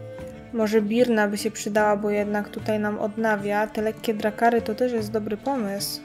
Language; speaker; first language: Polish; native; Polish